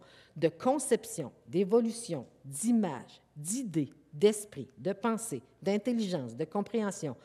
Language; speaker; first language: French; native; French